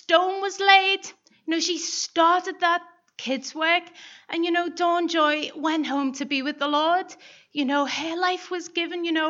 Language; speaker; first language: English; native; English